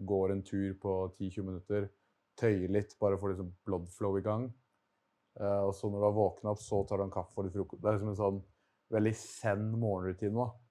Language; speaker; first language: Norwegian; native; Norwegian